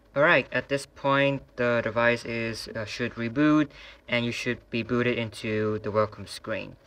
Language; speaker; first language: English; non-native, fluent; Vietnamese